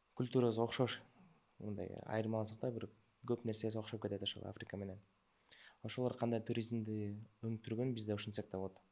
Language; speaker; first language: Kyrgyz; early bilingual, other home language; Russian